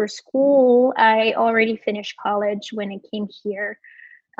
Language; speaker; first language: English; non-native, local second language; Filipino